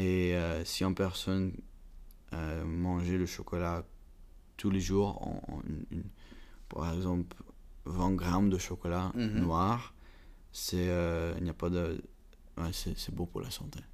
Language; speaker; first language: French; non-native, learner; Dutch